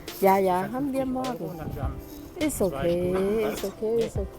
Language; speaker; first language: German; non-native, learner; Thai